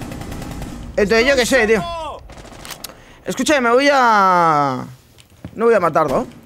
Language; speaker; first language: Spanish; native; Spanish